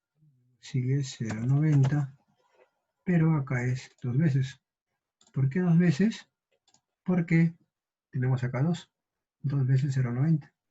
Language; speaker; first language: Spanish; native; Spanish